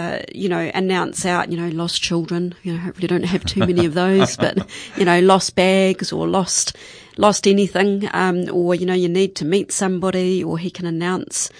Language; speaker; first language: English; native; English